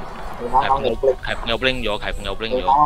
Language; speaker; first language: Chinese; native; Chinese